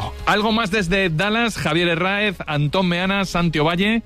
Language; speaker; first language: Spanish; native; Spanish